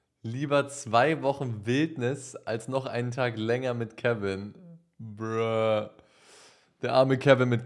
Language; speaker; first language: German; native; German